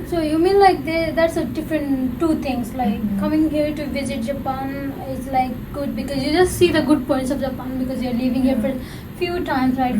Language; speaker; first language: English; non-native, fluent; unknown